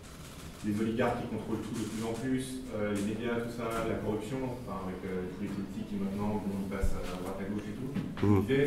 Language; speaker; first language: French; native; French